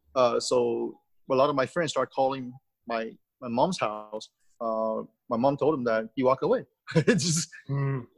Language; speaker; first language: English; early bilingual, other home language; Chinese